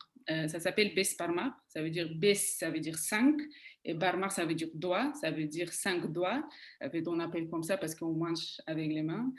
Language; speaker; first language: French; non-native, fluent; Kazakh